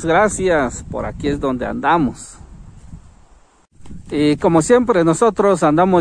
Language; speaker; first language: Spanish; native; Spanish